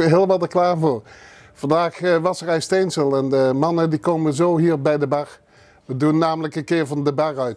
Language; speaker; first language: Dutch; native; Dutch